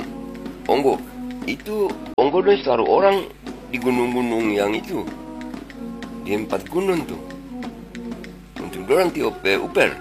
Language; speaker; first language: Indonesian; non-native, local second language; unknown